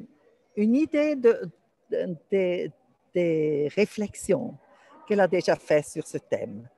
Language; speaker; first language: French; non-native, local second language; German